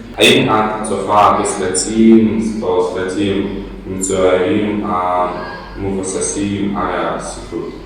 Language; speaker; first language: Hebrew; non-native, learner; Russian